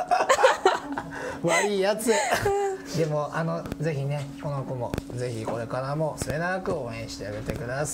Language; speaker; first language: Japanese; native; Japanese